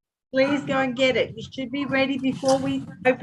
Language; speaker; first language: English; native; English